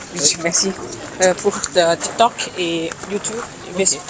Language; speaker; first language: French; non-native, learner; Thai